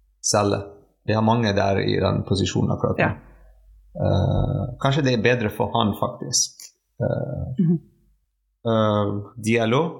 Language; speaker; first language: Norwegian; non-native, fluent; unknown